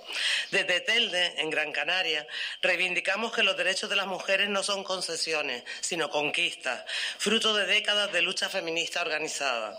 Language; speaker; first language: Spanish; native; Spanish